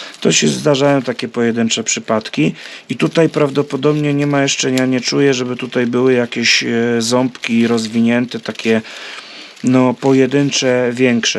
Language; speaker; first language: Polish; native; Polish